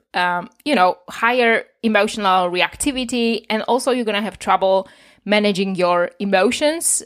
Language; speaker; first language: English; non-native, fluent; Polish